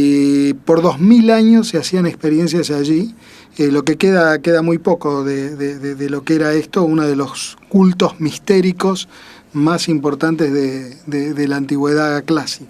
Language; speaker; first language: Spanish; native; Spanish